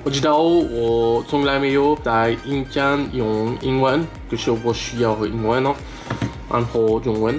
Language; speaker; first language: Chinese; non-native, learner; French